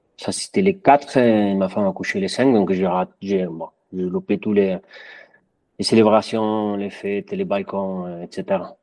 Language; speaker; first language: French; non-native, fluent; Spanish